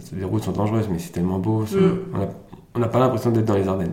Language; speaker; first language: French; early bilingual, other home language; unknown